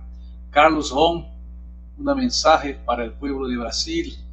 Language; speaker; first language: Spanish; non-native, learner; Portuguese